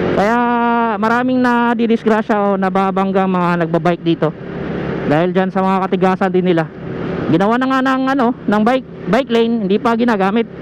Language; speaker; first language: Filipino; non-native, local second language; Cebuano